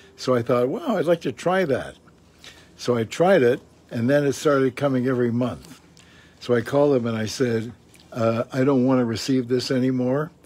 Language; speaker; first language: English; native; English